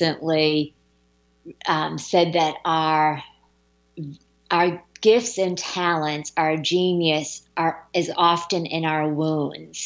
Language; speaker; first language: English; native; English